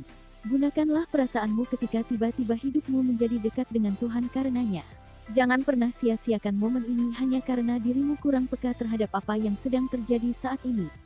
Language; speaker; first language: Indonesian; native; Indonesian